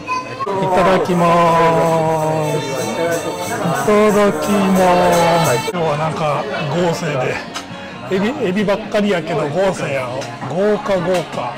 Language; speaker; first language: Japanese; native; Japanese